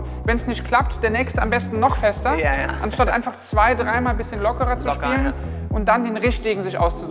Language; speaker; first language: German; native; German